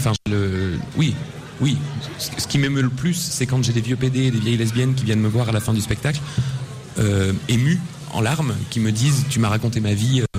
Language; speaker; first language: French; native; French